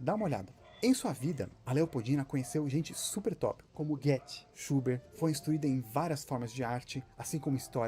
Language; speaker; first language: Portuguese; native; Portuguese